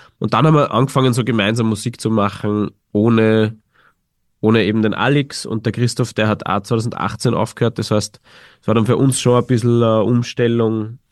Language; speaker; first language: German; native; German